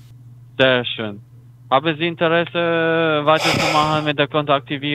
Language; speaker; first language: German; non-native, learner; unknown